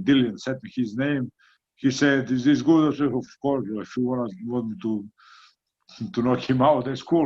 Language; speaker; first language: English; non-native, fluent; Croatian